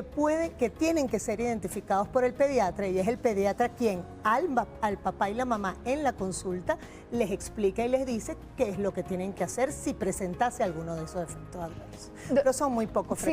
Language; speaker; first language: Spanish; native; Spanish